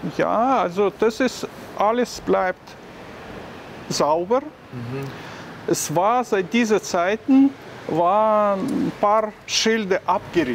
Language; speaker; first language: German; non-native, learner; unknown